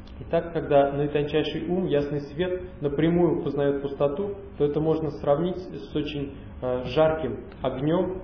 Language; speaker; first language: Russian; native; Russian